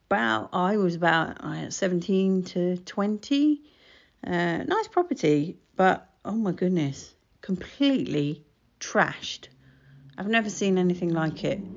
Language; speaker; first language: English; native; English